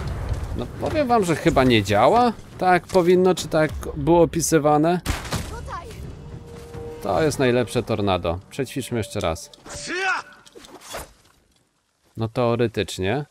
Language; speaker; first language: Polish; native; Polish